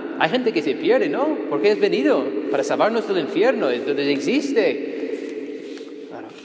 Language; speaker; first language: Spanish; non-native, fluent; English